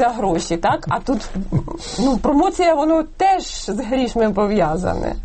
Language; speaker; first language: Ukrainian; native; Ukrainian